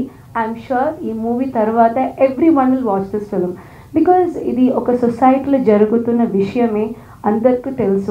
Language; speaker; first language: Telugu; non-native, learner; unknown